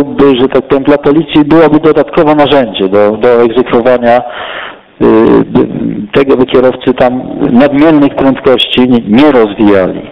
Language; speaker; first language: Polish; native; Polish